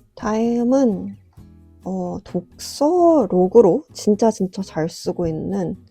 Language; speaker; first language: Korean; native; Korean